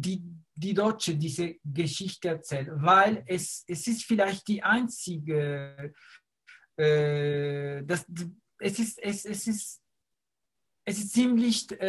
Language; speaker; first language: German; non-native, fluent; Spanish